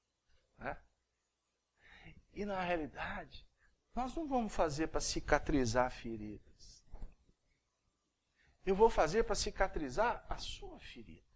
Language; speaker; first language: Portuguese; native; Portuguese